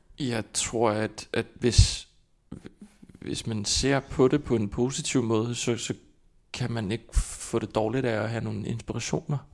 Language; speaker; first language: Danish; non-native, fluent; Icelandic